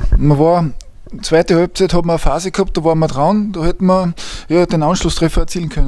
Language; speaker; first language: German; native; German